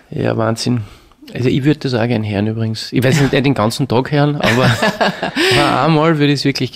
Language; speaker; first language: German; native; German